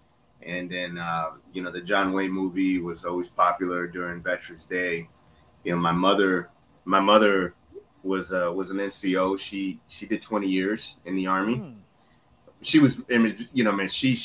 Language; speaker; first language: English; early bilingual, other home language; Spanish